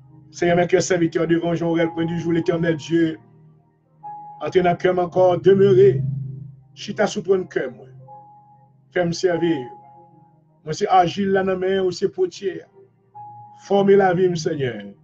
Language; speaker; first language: French; native; French